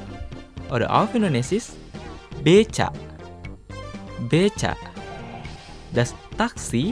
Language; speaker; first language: German; non-native, fluent; Indonesian